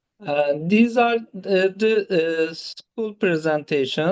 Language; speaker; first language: English; non-native, fluent; Turkish